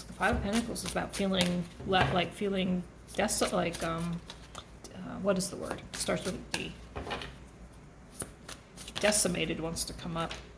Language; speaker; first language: English; native; English